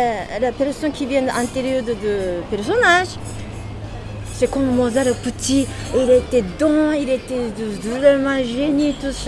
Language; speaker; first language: French; non-native, learner; Japanese